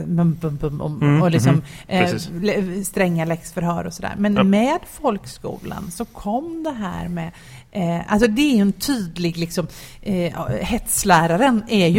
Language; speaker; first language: Swedish; native; Swedish